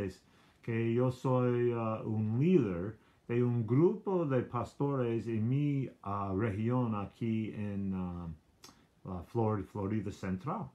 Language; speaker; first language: Spanish; non-native, learner; English